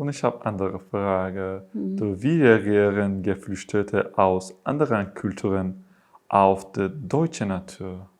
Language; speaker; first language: German; non-native, learner; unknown